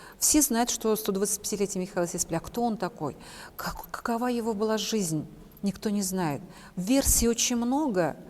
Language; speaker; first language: Russian; non-native, local second language; Chuvash